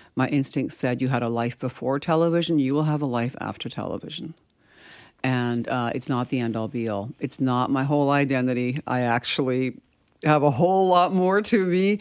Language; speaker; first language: English; early bilingual, other home language; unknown